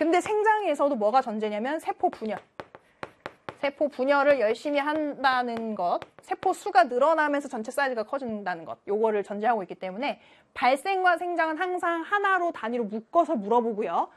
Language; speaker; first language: Korean; native; Korean